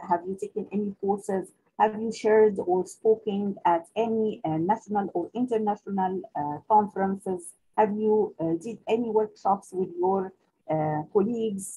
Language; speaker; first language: English; non-native, local second language; Arabic